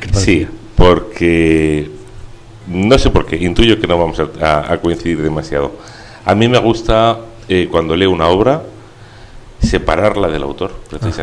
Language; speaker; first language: Spanish; native; Spanish